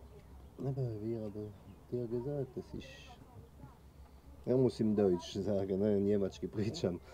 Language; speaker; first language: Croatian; non-native, learner; French